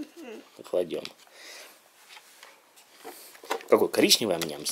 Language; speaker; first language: Russian; native; Russian